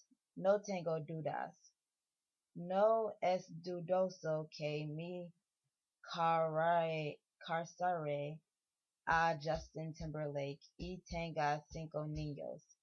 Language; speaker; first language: Spanish; non-native, learner; English